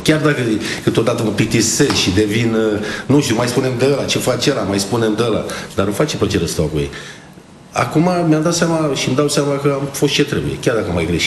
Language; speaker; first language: Romanian; native; Romanian